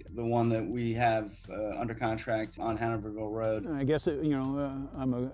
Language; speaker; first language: English; native; English